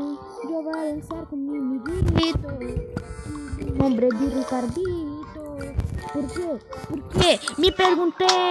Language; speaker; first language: Spanish; non-native, learner; Portuguese